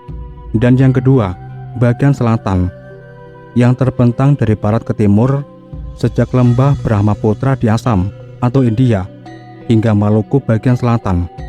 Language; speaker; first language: Indonesian; native; Indonesian